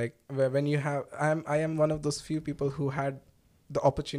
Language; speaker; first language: English; non-native, local second language; Malayalam